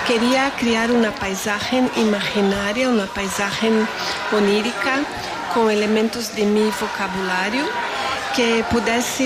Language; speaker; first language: Spanish; non-native, fluent; Portuguese